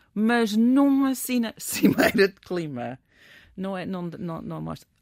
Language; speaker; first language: Portuguese; non-native, fluent; English